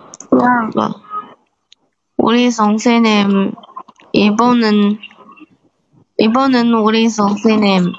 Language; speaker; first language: Korean; non-native, learner; Chinese